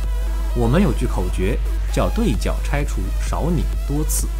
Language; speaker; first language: Chinese; native; Chinese